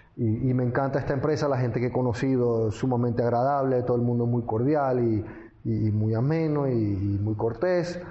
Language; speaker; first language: Spanish; native; Spanish